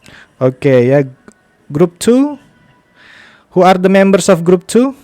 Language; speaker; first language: English; non-native, fluent; Indonesian